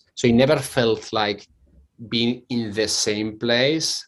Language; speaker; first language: English; non-native, fluent; Spanish